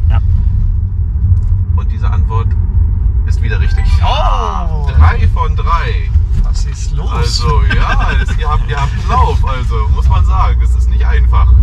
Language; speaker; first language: German; native; German